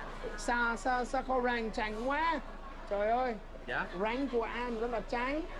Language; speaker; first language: Vietnamese; non-native, fluent; English